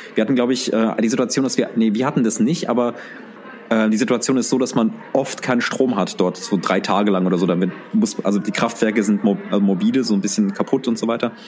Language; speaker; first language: German; early bilingual, other home language; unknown